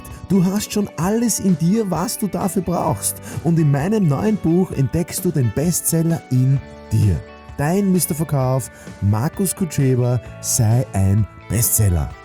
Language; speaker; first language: German; native; German